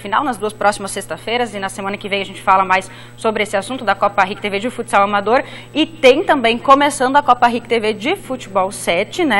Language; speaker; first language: Portuguese; native; Portuguese